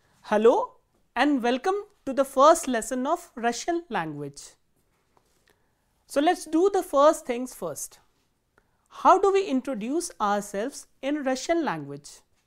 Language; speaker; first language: English; non-native, local second language; Hindi